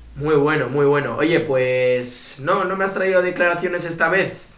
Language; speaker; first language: Spanish; native; Spanish